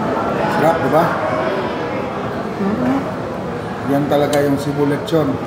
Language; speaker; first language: Filipino; non-native, local second language; Cebuano